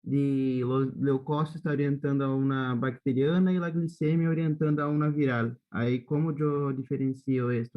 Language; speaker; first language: Spanish; non-native, learner; Portuguese